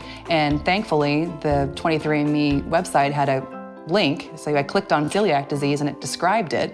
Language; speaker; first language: English; native; English